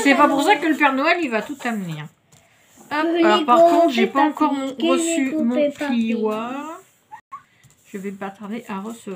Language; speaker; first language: French; native; French